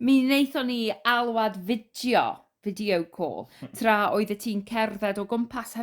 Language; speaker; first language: Welsh; non-native, fluent; English